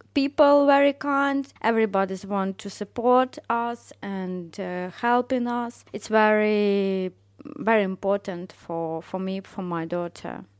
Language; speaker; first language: English; non-native, learner; Ukrainian